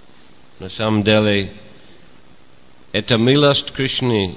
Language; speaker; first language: Russian; non-native, fluent; English